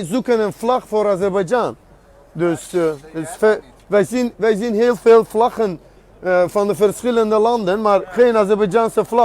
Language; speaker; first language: Dutch; non-native, learner; Azerbaijani